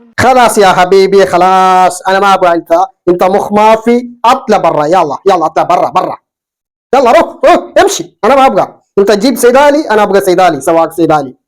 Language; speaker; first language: Arabic; non-native, learner; Malayalam